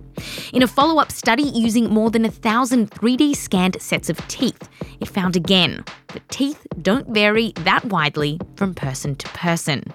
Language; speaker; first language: English; native; English